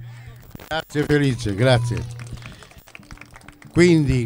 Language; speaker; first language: Italian; native; Italian